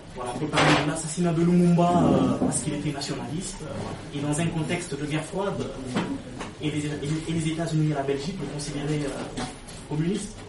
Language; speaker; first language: French; non-native, local second language; Lingala